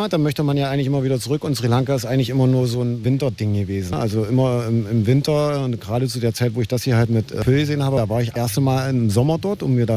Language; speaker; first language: German; native; German